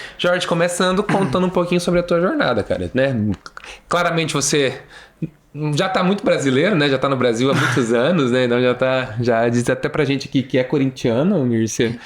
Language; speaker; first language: Portuguese; native; Portuguese